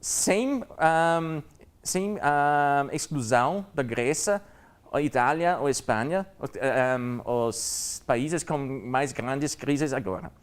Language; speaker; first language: Portuguese; non-native, learner; German